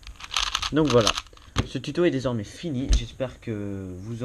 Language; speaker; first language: French; native; French